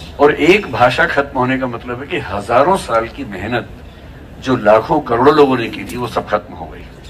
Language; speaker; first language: Hindi; native; Hindi